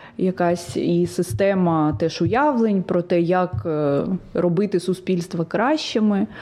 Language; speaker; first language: Ukrainian; non-native, local second language; Russian